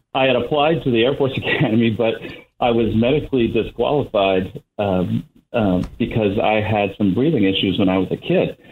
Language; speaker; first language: English; native; English